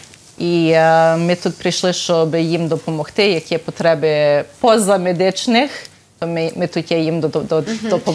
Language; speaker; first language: Ukrainian; early bilingual, heritage; Ukrainian